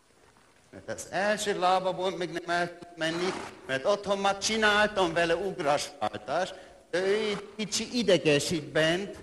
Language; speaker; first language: Hungarian; non-native, learner; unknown